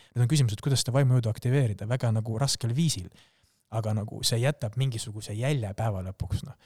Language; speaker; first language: Estonian; native; Estonian